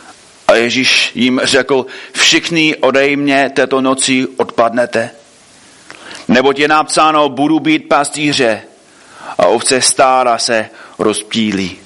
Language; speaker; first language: Czech; non-native, fluent; English